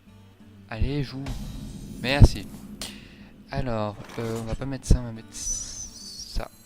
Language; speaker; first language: French; native; French